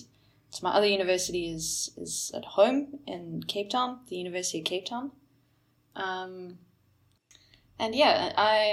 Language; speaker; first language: English; native; English